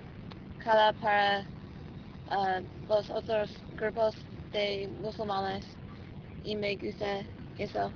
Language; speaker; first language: Spanish; non-native, learner; English